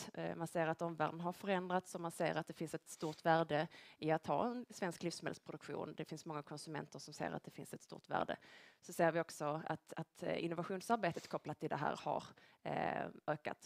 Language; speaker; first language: Swedish; native; Swedish